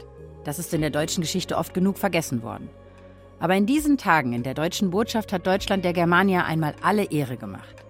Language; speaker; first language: German; native; German